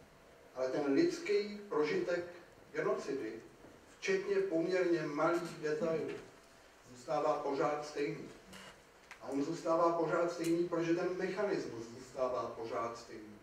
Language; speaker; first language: Czech; native; Czech